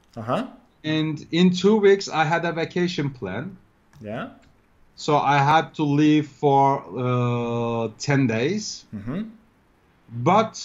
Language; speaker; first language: English; non-native, fluent; Turkish